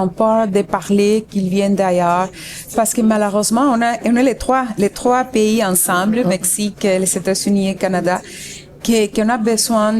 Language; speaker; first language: French; non-native, fluent; Spanish